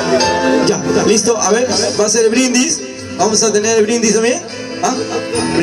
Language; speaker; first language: Spanish; native; Spanish